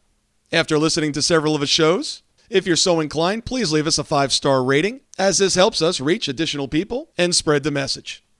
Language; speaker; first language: English; native; English